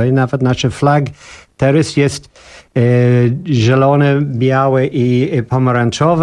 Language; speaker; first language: Polish; non-native, learner; English